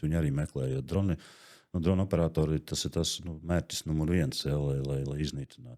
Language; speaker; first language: Latvian; native; Latvian